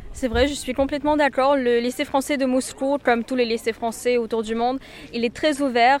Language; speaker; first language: French; non-native, fluent; Russian